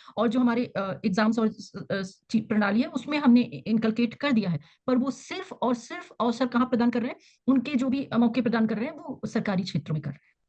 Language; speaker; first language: Hindi; native; Hindi